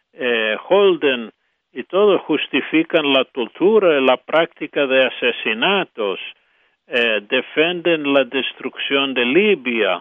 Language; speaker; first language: Spanish; non-native, fluent; English